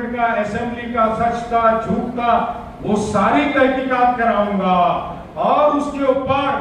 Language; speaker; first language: Hindi; non-native, local second language; Marathi